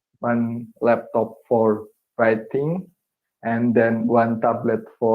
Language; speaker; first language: English; non-native, learner; Indonesian